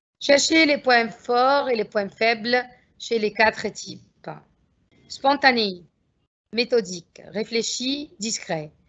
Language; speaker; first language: French; non-native, fluent; Arabic